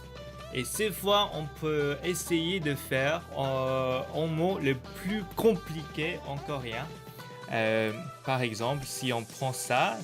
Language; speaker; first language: French; non-native, learner; Korean